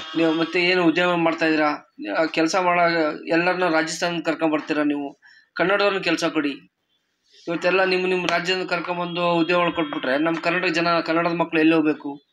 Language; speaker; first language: Kannada; non-native, local second language; Marathi